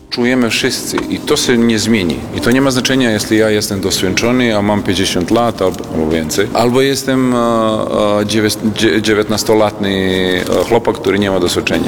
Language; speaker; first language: Polish; non-native, fluent; Serbian